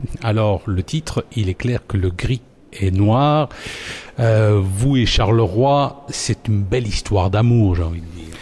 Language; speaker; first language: French; native; French